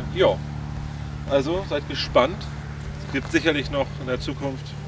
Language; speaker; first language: German; native; German